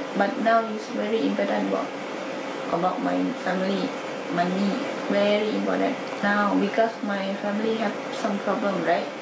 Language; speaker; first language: English; non-native, learner; Thai